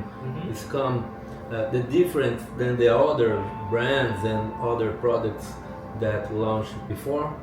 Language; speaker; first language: English; non-native, learner; Portuguese